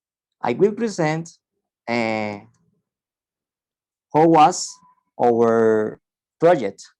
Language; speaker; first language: English; non-native, fluent; Spanish